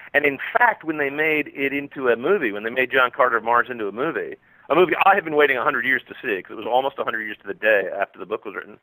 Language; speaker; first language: English; native; English